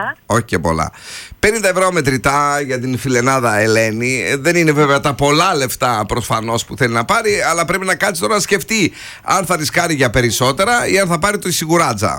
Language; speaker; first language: Greek; native; Greek